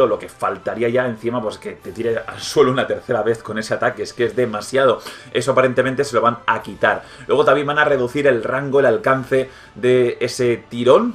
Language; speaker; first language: Spanish; native; Spanish